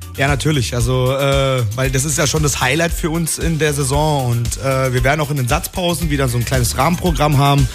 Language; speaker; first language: German; native; German